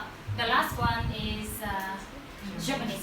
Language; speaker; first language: English; non-native, learner; Vietnamese